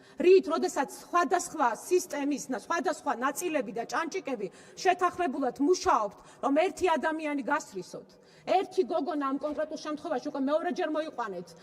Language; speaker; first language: Georgian; native; Georgian